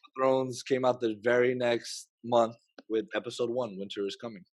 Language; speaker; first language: English; native; English